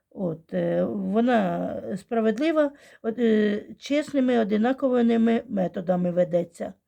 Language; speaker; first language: Ukrainian; non-native, local second language; Russian